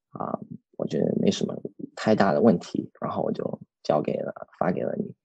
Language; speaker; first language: Chinese; early bilingual, heritage; Chinese